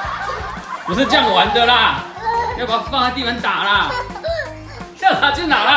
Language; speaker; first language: Chinese; native; Chinese